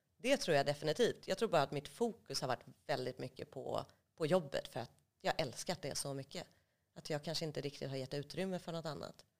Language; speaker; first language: Swedish; native; Swedish